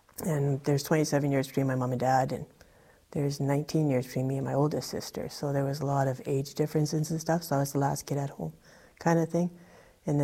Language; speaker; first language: English; native; English